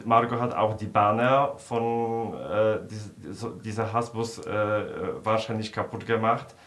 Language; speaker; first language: German; non-native, fluent; Polish